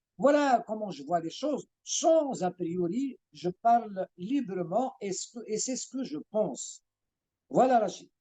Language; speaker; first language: French; non-native, local second language; Kabyle